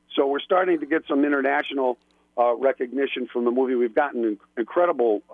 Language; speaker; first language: English; native; English